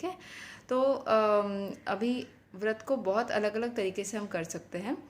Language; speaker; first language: Hindi; non-native, local second language; Bangla